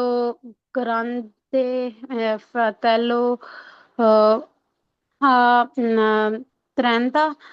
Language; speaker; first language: Italian; non-native, learner; Urdu